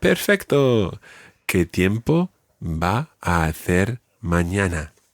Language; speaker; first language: Spanish; non-native, fluent; English